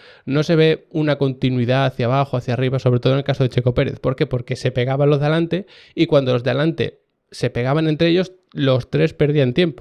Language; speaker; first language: Spanish; native; Spanish